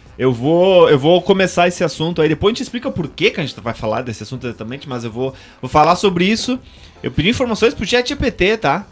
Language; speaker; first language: Portuguese; native; Portuguese